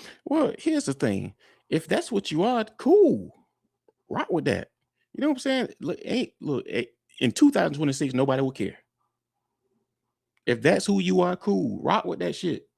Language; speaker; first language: English; native; English